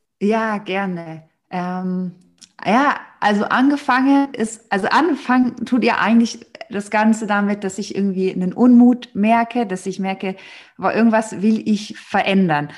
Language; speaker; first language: German; native; German